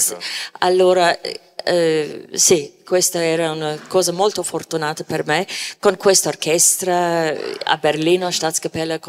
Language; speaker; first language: Italian; non-native, fluent; English